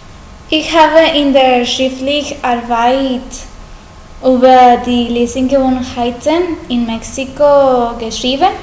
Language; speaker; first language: German; non-native, learner; Spanish